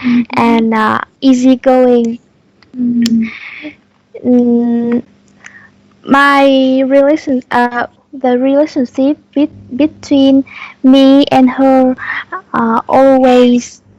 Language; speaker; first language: English; non-native, learner; Vietnamese